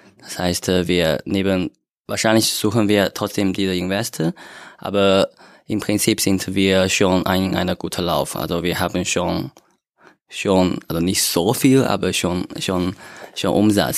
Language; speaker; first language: German; non-native, learner; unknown